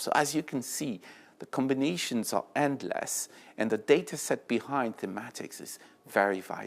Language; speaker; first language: English; non-native, fluent; French